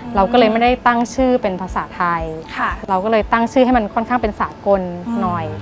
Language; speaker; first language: Thai; native; Thai